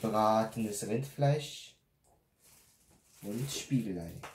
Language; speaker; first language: German; non-native, learner; Korean